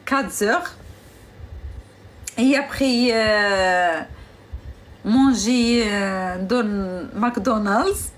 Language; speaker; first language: French; non-native, learner; Arabic